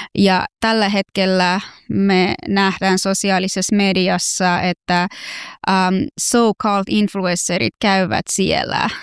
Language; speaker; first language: Finnish; non-native, fluent; Persian